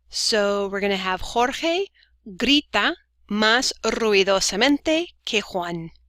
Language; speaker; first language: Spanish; non-native, fluent; English